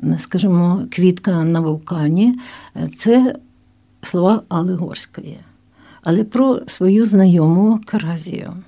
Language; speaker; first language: Ukrainian; non-native, local second language; Russian